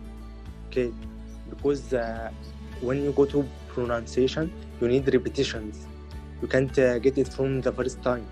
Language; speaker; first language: English; non-native, learner; Arabic